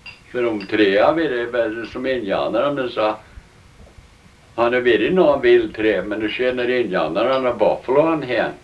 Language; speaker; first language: Norwegian; early bilingual, heritage; Norwegian